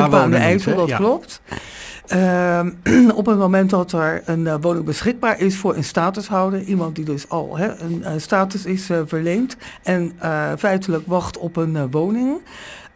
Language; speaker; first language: Dutch; native; Dutch